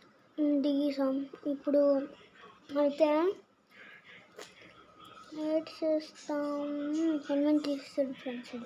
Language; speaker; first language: Telugu; native; Telugu